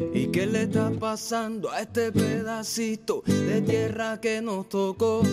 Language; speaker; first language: Spanish; native; Spanish